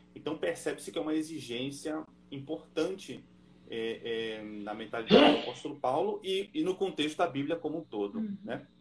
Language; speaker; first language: Portuguese; native; Portuguese